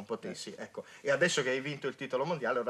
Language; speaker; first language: Italian; native; Italian